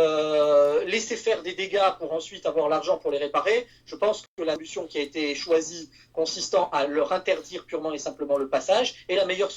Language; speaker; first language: French; native; French